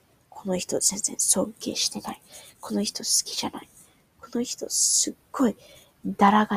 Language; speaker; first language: Japanese; non-native, learner; English